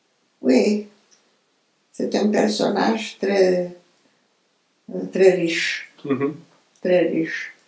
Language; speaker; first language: French; non-native, fluent; Romanian